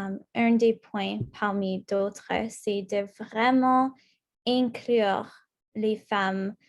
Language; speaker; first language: French; non-native, local second language; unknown